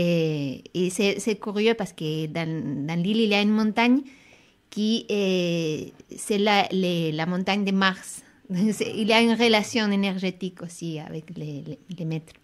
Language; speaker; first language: French; non-native, fluent; Spanish